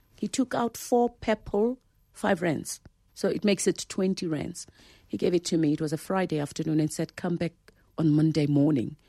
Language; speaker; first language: English; non-native, local second language; Zulu